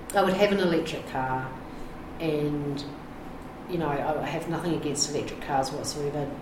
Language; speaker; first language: English; native; English